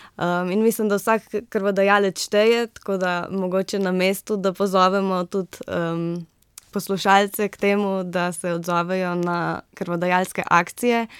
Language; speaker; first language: Slovenian; native; Slovenian